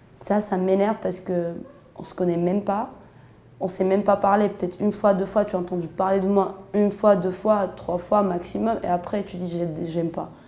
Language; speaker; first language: French; non-native, local second language; Arabic